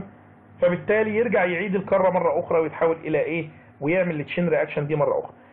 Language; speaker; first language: Arabic; native; Arabic